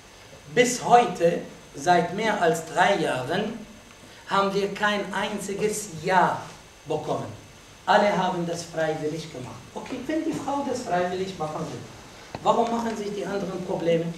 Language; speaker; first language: German; non-native, fluent; Arabic